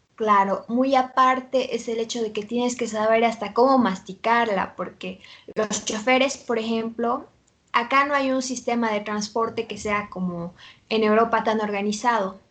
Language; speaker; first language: Spanish; native; Spanish